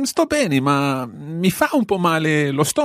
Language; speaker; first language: Italian; non-native, fluent; English